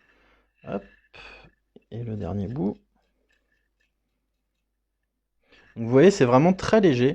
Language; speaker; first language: French; native; French